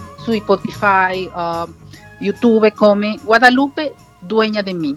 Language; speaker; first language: Italian; non-native, fluent; Spanish